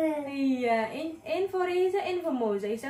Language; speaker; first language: Dutch; non-native, learner; Indonesian